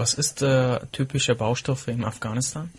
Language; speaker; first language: German; non-native, fluent; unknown